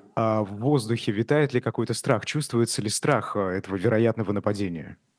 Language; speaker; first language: Russian; native; Russian